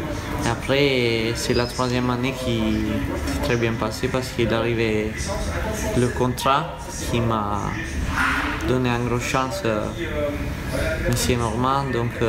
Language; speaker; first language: French; non-native, fluent; Italian